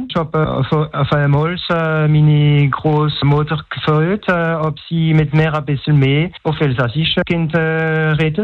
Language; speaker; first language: German; non-native, local second language; French